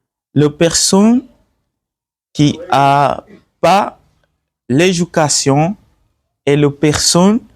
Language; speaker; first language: French; non-native, learner; Swahili